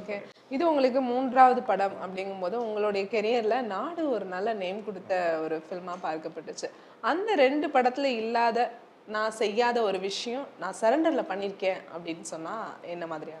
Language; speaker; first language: Tamil; native; Tamil